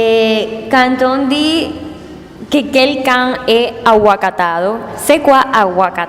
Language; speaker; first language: French; non-native, learner; Spanish